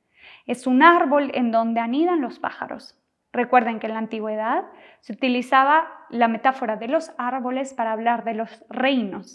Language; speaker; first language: Spanish; native; Spanish